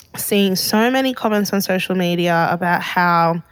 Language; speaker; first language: English; early bilingual, other home language; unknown